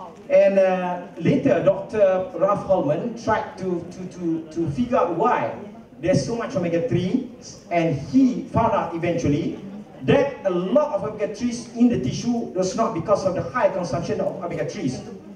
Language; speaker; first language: English; non-native, local second language; Malay